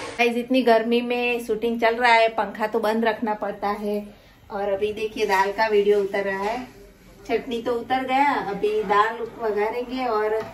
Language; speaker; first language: Hindi; non-native, local second language; Gujarati